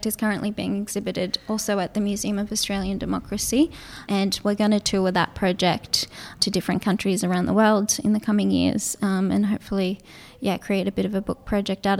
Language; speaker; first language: English; non-native, local second language; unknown